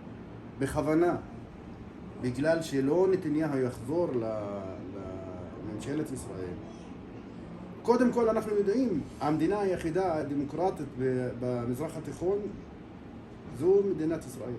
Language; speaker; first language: Hebrew; non-native, local second language; Arabic